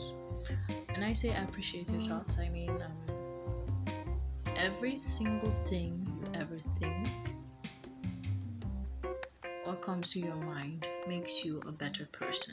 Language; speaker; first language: English; non-native, local second language; Yoruba